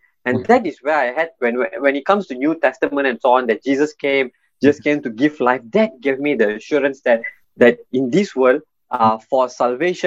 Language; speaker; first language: English; non-native, local second language; Tamil